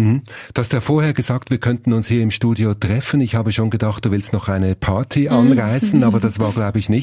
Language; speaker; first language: German; native; German